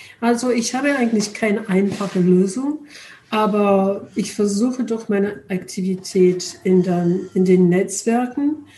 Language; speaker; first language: German; non-native, learner; English